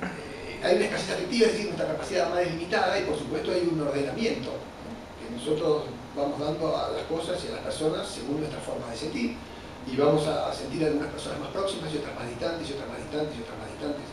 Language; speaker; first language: Spanish; native; Spanish